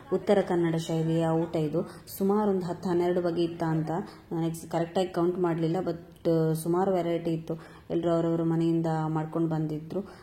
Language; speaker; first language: Kannada; native; Kannada